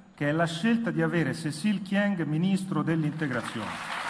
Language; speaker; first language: Italian; native; Italian